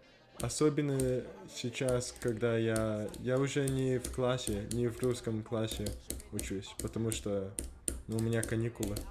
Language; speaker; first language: Russian; non-native, learner; English